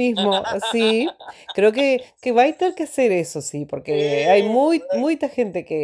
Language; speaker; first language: Spanish; native; Spanish